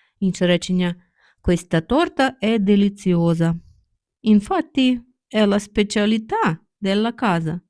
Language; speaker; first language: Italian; non-native, fluent; Ukrainian